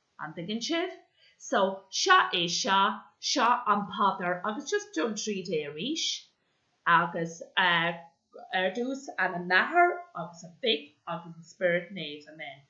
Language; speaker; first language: Irish; non-native, local second language; English